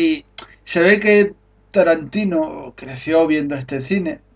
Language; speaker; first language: Spanish; native; Spanish